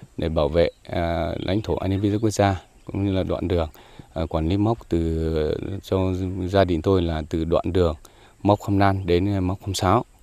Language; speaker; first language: Vietnamese; non-native, local second language; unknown